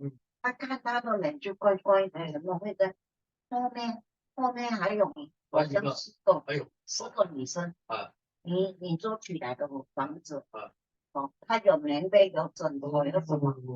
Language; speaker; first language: Chinese; early bilingual, heritage; Chinese